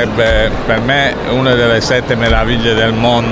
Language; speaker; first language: Italian; native; Italian